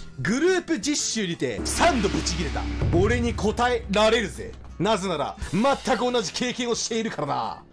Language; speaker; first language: Japanese; native; Japanese